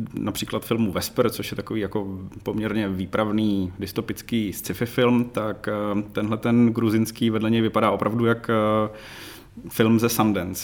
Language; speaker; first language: Czech; native; Czech